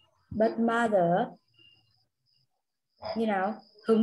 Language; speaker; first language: English; non-native, learner; Vietnamese